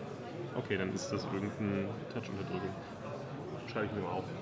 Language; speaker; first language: German; native; German